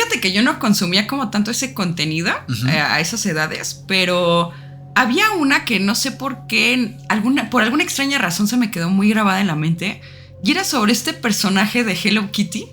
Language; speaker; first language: Spanish; native; Spanish